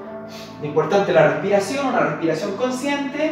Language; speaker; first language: Spanish; native; Spanish